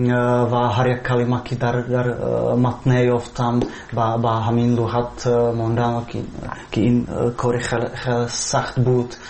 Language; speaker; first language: Persian; non-native, learner; Czech